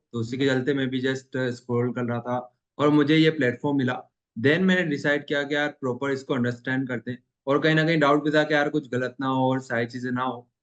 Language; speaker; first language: Hindi; native; Hindi